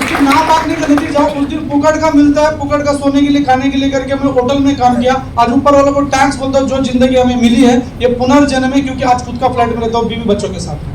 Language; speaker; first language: Hindi; non-native, local second language; Kannada